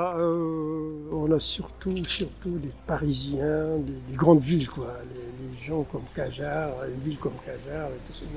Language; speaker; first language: French; non-native, local second language; Tamasheq